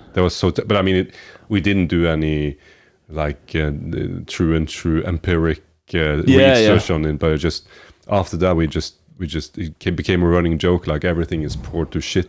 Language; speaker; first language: English; non-native, fluent; Norwegian